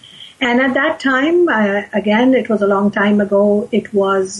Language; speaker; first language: English; non-native, local second language; Urdu